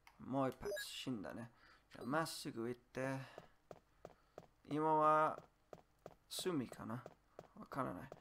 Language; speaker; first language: Japanese; non-native, learner; English